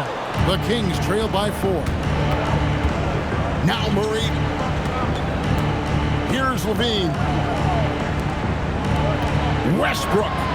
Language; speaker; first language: English; native; English